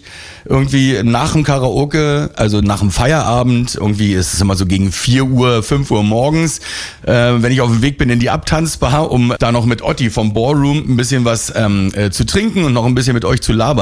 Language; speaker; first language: German; native; German